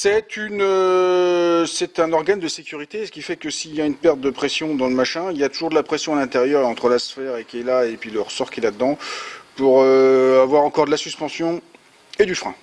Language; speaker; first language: French; native; French